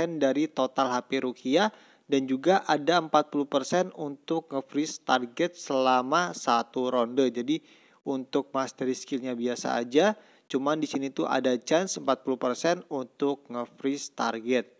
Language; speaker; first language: Indonesian; native; Indonesian